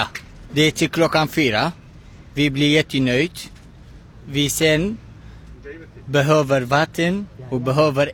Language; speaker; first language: Swedish; non-native, learner; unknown